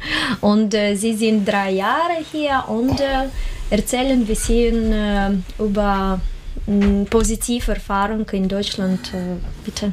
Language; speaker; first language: German; non-native, learner; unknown